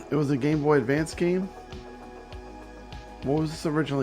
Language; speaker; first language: English; native; English